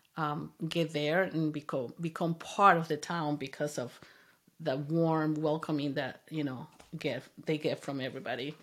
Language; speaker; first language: English; non-native, fluent; Spanish